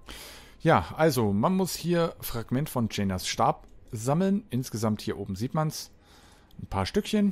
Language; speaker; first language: German; native; German